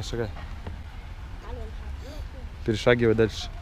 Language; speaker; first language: Russian; native; Russian